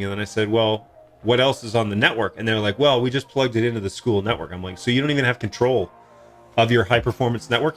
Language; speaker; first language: English; native; English